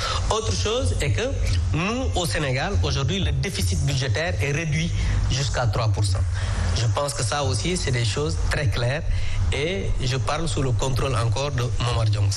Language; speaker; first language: French; non-native, local second language; Wolof